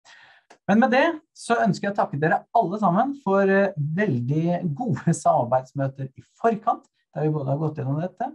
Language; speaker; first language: Norwegian; native; Norwegian